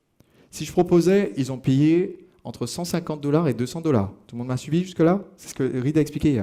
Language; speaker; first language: French; native; French